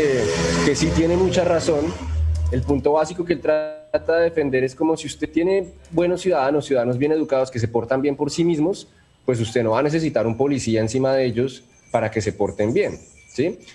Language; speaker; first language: Spanish; native; Spanish